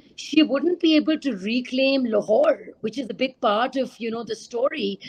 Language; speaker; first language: English; non-native, local second language; Urdu